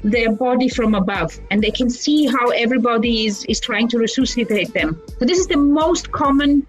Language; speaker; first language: English; early bilingual, other home language; Croatian